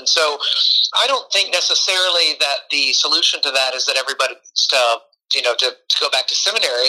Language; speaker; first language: English; native; English